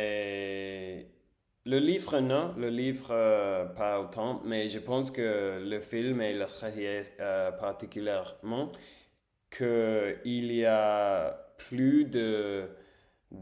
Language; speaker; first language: French; non-native, learner; English